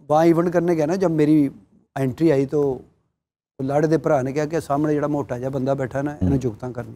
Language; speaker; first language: Urdu; non-native, local second language; Punjabi